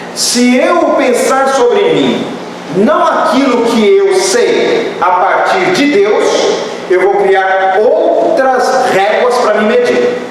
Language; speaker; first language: Portuguese; native; Portuguese